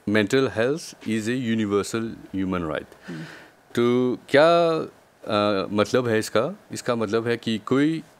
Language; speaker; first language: Hindi; non-native, local second language; Bhojpuri